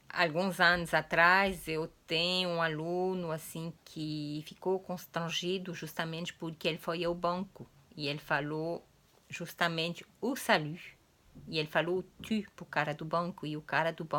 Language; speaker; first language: Portuguese; non-native, fluent; French